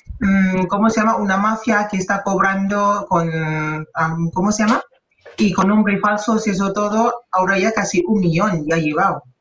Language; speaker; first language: Spanish; non-native, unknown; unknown